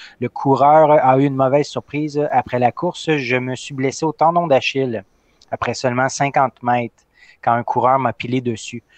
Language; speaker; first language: French; native; French